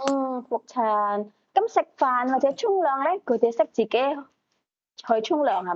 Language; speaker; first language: Cantonese; native; Cantonese